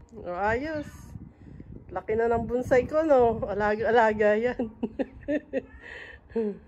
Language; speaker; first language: Filipino; native; Filipino